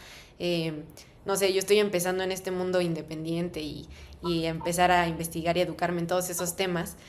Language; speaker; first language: Spanish; native; Spanish